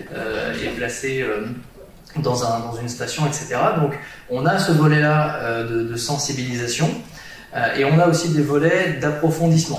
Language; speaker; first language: French; native; French